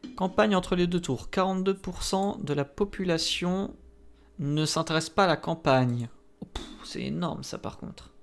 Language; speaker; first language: French; native; French